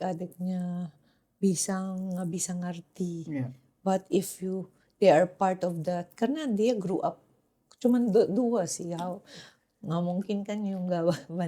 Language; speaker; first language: Indonesian; non-native, fluent; Filipino